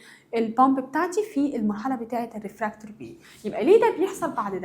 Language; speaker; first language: Arabic; native; Arabic